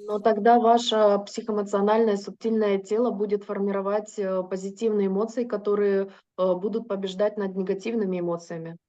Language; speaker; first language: Russian; native; Russian